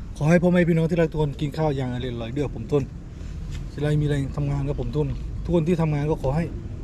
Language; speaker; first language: Thai; native; Thai